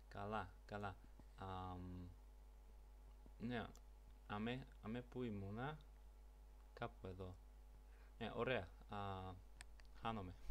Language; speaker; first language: Greek; non-native, learner; Bulgarian